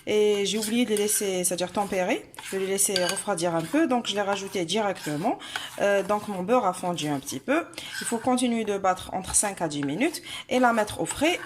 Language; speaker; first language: French; non-native, local second language; Arabic